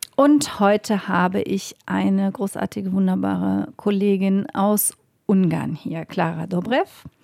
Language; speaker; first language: German; native; German